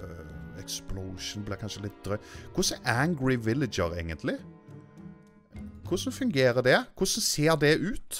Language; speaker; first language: Norwegian; native; Norwegian